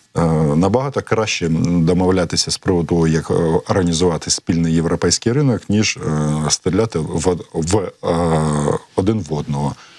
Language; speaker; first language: Ukrainian; non-native, local second language; Russian